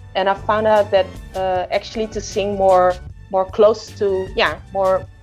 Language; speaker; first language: English; early bilingual, other home language; Indonesian